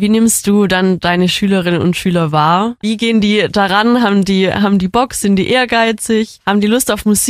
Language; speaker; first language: German; native; German